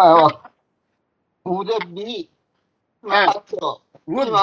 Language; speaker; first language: Japanese; non-native, fluent; Chinese